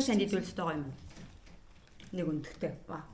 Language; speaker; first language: Mongolian; native; Mongolian